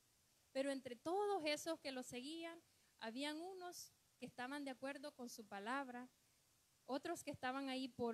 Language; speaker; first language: Spanish; native; Spanish